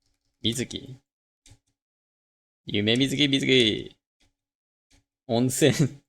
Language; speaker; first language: Japanese; non-native, learner; English